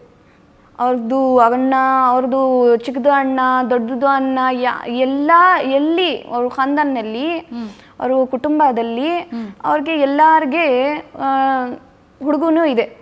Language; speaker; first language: Kannada; non-native, local second language; Urdu